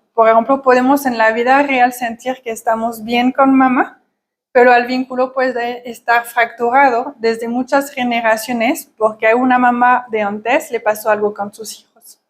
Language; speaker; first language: Spanish; non-native, fluent; French